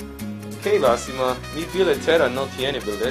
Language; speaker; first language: Spanish; non-native, learner; English